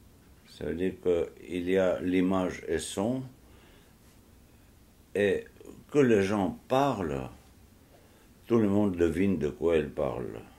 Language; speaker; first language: French; non-native, fluent; Georgian